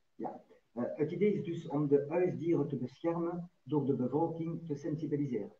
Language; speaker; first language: Dutch; non-native, local second language; French